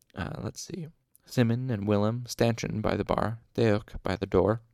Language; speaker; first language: English; native; English